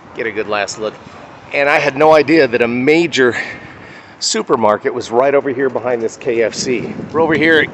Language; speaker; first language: English; native; English